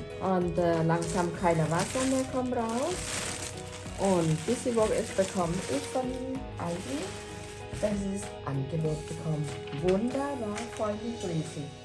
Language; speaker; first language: German; non-native, learner; Thai